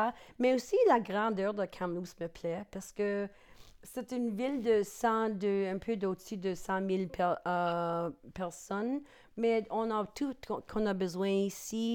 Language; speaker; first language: French; non-native, local second language; English